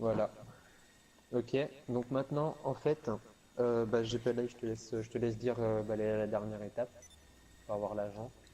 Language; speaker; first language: French; native; French